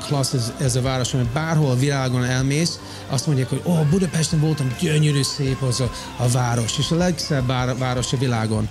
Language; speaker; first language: Hungarian; early bilingual, heritage; Hungarian